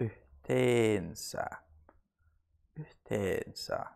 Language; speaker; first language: Finnish; non-native, learner; English